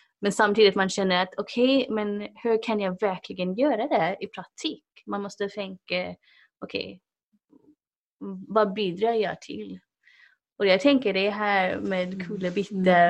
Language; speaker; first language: Swedish; non-native, fluent; English